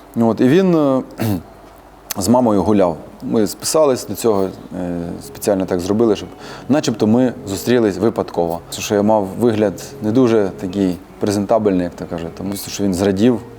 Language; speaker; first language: Ukrainian; native; Ukrainian